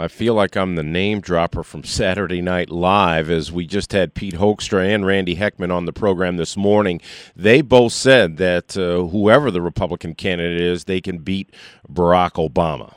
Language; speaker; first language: English; native; English